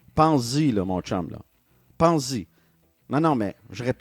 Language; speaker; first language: French; native; French